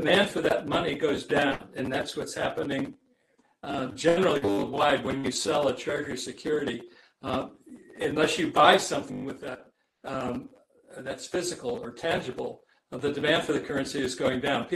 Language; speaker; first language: English; native; English